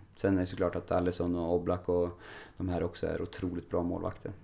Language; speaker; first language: Swedish; native; Swedish